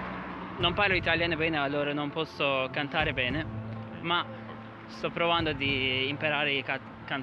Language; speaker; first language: Italian; non-native, learner; Turkish